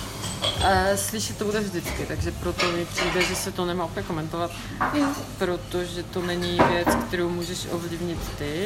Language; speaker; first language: Czech; early bilingual, heritage; Czech